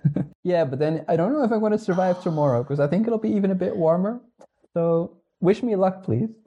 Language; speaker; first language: English; non-native, fluent; Dutch